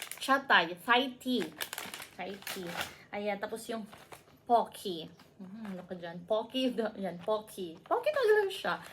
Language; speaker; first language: Filipino; non-native, local second language; Cebuano